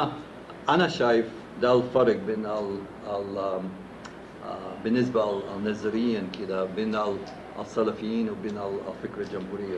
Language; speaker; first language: Arabic; non-native, fluent; English